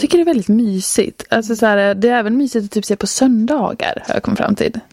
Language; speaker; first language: Swedish; native; Swedish